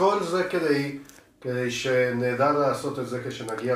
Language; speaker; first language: Hebrew; non-native, fluent; French